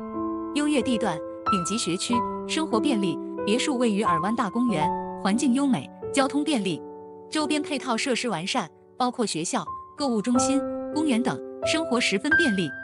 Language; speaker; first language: Chinese; native; Chinese